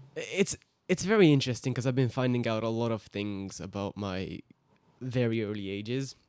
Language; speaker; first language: English; early bilingual, other home language; Hungarian